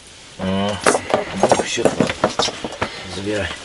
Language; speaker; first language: Russian; native; Russian